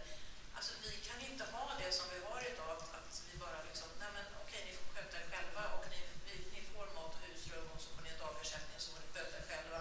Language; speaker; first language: Swedish; native; Swedish